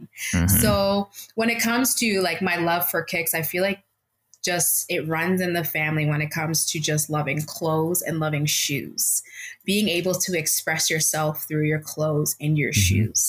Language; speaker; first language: English; native; English